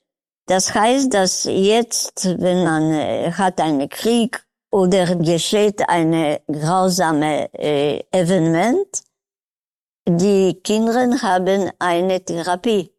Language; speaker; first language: German; non-native, learner; Polish